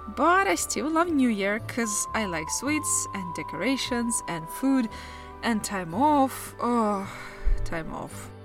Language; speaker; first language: English; non-native, fluent; Russian